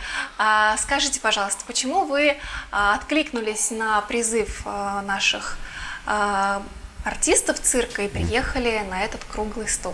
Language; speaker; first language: Russian; native; Russian